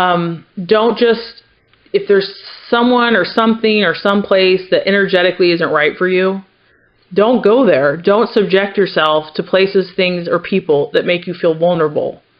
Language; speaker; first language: English; native; English